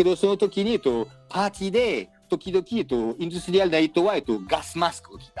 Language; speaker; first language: Japanese; non-native, learner; French